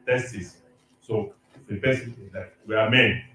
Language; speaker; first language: English; non-native, local second language; Yoruba